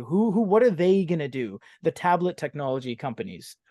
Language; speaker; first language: English; native; English